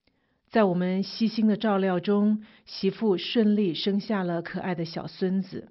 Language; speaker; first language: Chinese; native; Chinese